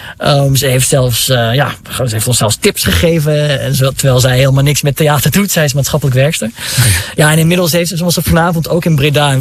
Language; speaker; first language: Dutch; early bilingual, other home language; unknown